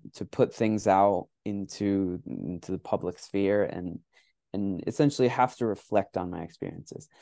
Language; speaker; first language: English; native; English